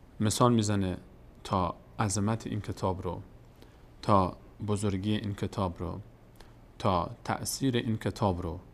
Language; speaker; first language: Persian; native; Persian